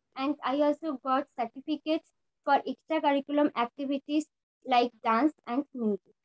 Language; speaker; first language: English; non-native, local second language; Bangla